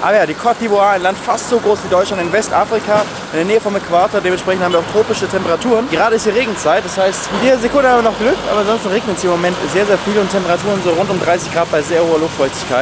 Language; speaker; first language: German; native; German